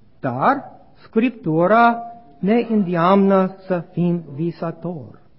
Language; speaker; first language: Romanian; non-native, learner; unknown